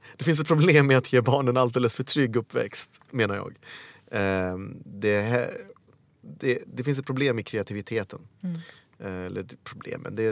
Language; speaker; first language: Swedish; early bilingual, other home language; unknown